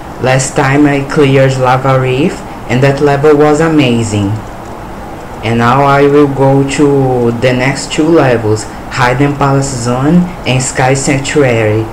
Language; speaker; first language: English; non-native, learner; Portuguese